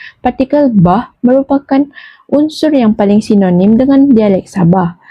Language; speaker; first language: Malay; native; Malay